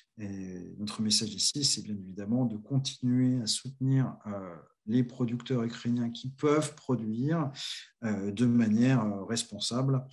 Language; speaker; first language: French; native; French